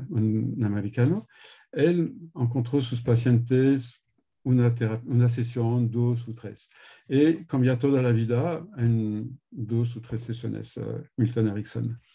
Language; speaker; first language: Spanish; non-native, learner; French